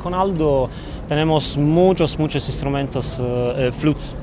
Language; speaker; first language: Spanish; non-native, learner; Italian